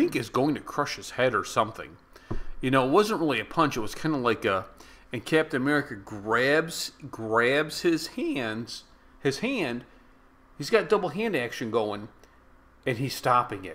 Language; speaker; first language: English; native; English